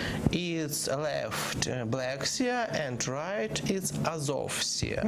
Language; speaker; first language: English; non-native, learner; Ukrainian